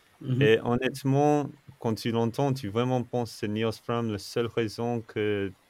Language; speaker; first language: French; non-native, fluent; English